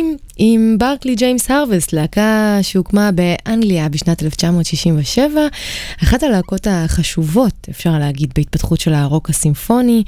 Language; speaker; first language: Hebrew; native; Hebrew